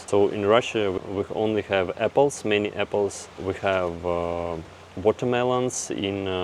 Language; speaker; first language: English; non-native, fluent; Russian